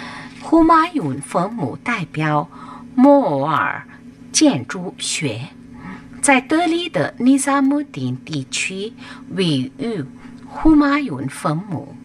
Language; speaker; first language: Chinese; non-native, learner; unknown